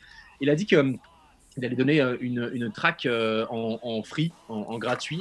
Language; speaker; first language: French; native; French